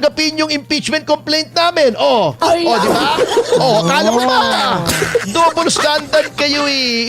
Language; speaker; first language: Filipino; native; Filipino